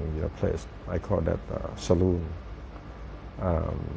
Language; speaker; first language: English; non-native, fluent; Thai